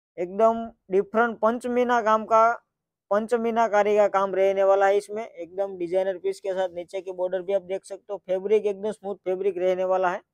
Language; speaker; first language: Hindi; non-native, local second language; Gujarati